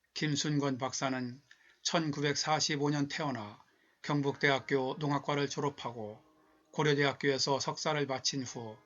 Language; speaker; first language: Korean; native; Korean